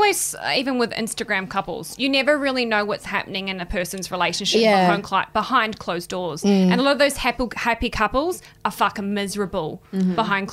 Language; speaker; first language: English; native; English